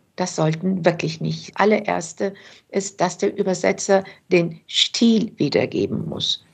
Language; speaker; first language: German; early bilingual, other home language; Turkish